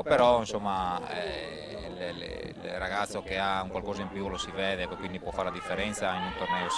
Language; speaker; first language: Italian; native; Italian